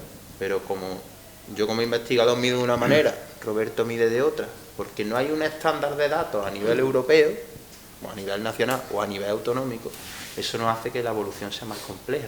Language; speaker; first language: Spanish; native; Spanish